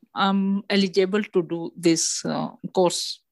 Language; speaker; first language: English; non-native, local second language; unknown